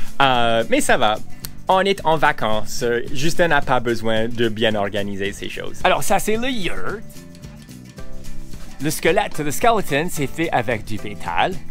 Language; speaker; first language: French; non-native, local second language; English